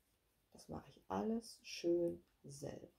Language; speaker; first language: German; native; German